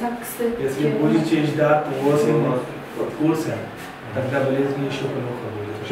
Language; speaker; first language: Russian; non-native, learner; Hindi